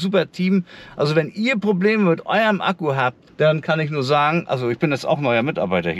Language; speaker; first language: German; native; German